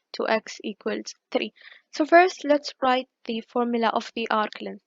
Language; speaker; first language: English; non-native, fluent; Arabic